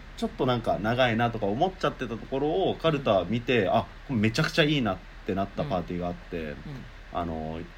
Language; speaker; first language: Japanese; native; Japanese